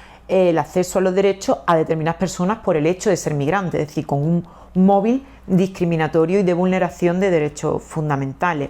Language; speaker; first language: Spanish; native; Spanish